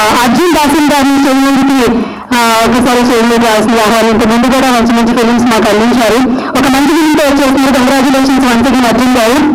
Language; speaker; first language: Telugu; native; Telugu